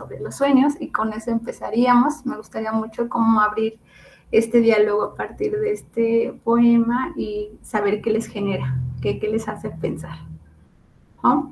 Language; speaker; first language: Spanish; non-native, local second language; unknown